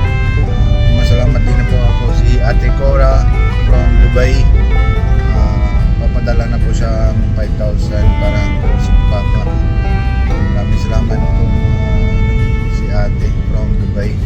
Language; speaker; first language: Filipino; non-native, local second language; Cebuano